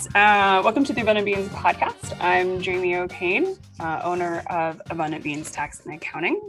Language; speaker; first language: English; native; English